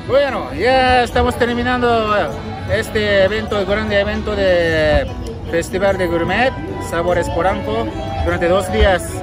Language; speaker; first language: Spanish; non-native, learner; Japanese